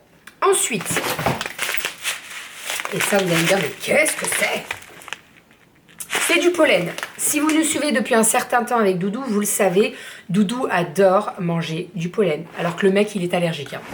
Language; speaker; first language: French; native; French